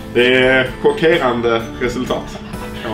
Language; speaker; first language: Swedish; native; Swedish